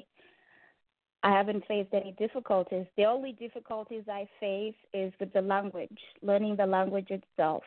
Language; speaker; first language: English; non-native, local second language; Shona